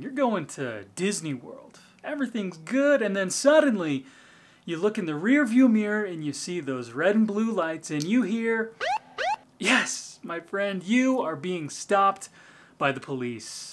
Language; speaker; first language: English; native; English